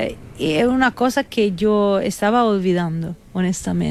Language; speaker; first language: Spanish; non-native, fluent; Italian